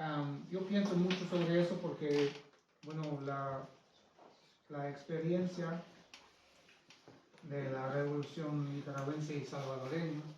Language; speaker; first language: Spanish; non-native, fluent; English